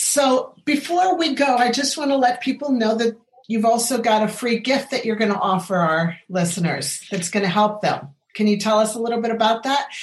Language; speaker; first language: English; native; English